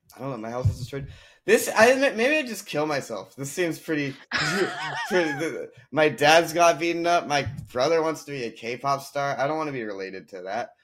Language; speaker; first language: English; native; English